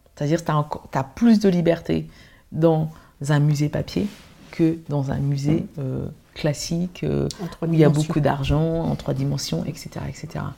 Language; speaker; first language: French; early bilingual, other home language; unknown